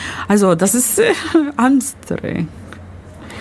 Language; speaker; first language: German; non-native, learner; Spanish